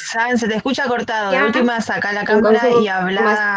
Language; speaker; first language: Spanish; native; Spanish